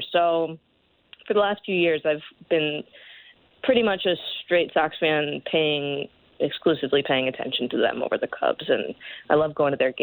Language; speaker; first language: English; native; English